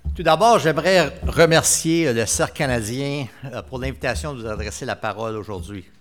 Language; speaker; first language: French; native; French